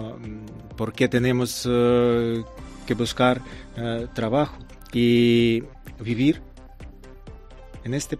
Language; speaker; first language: Spanish; non-native, learner; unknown